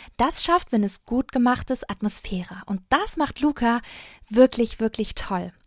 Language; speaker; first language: German; native; German